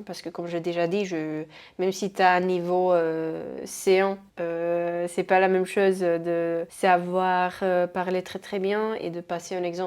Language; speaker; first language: French; non-native, fluent; Spanish